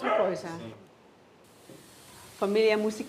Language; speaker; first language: Portuguese; non-native, learner; Dutch